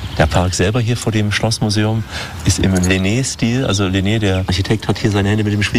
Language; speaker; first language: German; native; German